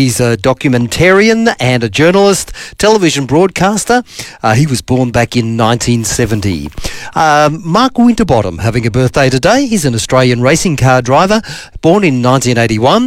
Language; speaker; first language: English; native; English